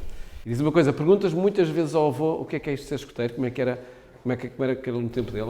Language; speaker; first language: Portuguese; native; Portuguese